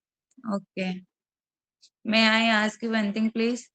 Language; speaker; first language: English; non-native, learner; Hindi